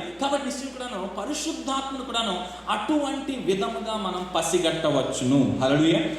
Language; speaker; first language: Telugu; non-native, local second language; Rajasthani